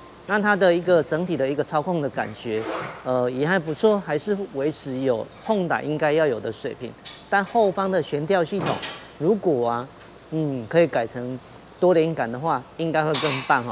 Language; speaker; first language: Chinese; native; Chinese